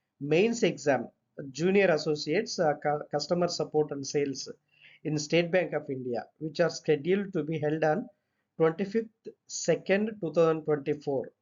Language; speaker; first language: English; non-native, local second language; Telugu